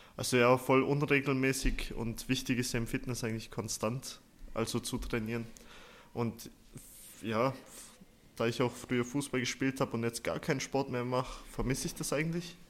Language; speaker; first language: German; early bilingual, other home language; Turkish